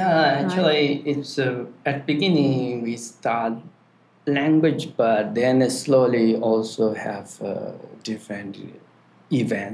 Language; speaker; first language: English; non-native, learner; Tibetan